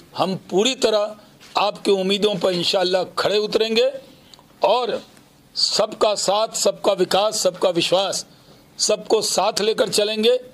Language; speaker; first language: Hindi; native; Hindi